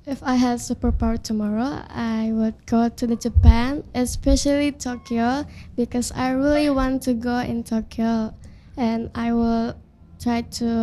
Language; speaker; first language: English; non-native, learner; Indonesian